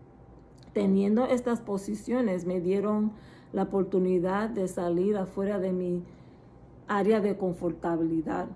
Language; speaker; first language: Spanish; early bilingual, heritage; Spanish